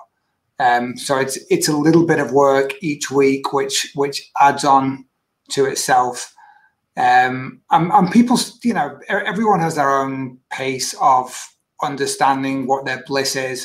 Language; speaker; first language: English; native; English